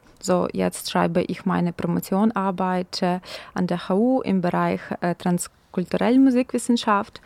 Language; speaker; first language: German; non-native, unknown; Ukrainian